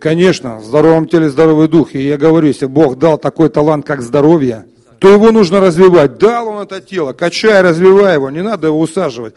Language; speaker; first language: Russian; native; Russian